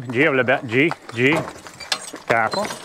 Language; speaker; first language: English; native; English